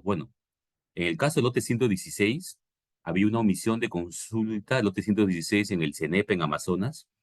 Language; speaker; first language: Spanish; native; Spanish